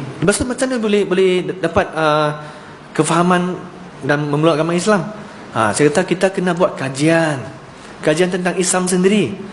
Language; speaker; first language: Malay; non-native, local second language; Chinese